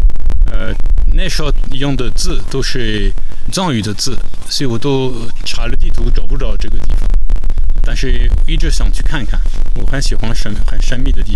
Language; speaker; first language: Chinese; non-native, fluent; French